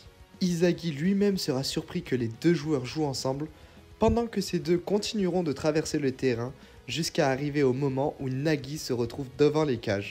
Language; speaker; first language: French; native; French